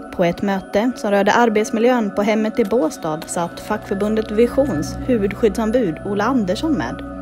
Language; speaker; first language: Swedish; native; Swedish